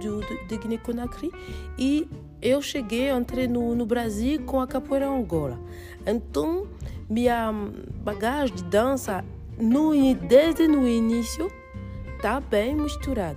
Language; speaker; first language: Portuguese; non-native, fluent; French